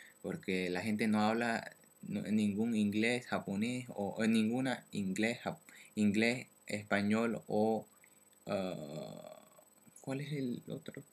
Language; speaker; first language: Spanish; non-native, learner; French